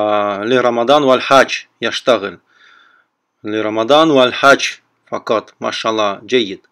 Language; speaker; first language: Arabic; non-native, learner; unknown